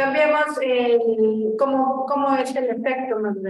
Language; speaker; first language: Spanish; native; Spanish